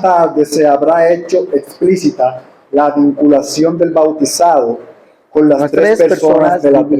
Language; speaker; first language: Spanish; native; Spanish